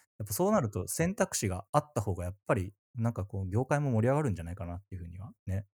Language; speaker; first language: Japanese; native; Japanese